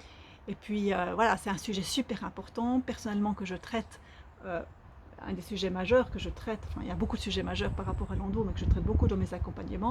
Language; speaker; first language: French; native; French